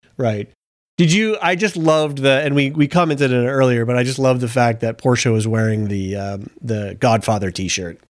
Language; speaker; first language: English; early bilingual, other home language; Italian